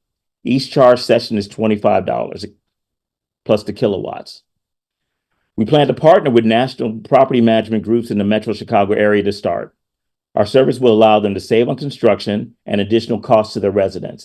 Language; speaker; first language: English; native; English